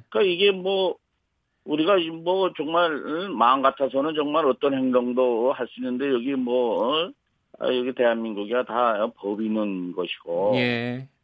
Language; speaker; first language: Korean; native; Korean